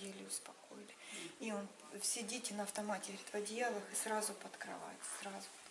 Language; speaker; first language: Russian; native; Russian